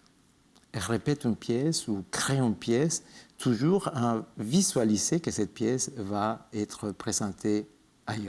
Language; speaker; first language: French; non-native, fluent; Spanish